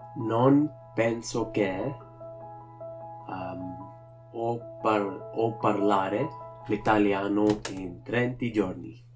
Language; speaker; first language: Italian; non-native, learner; English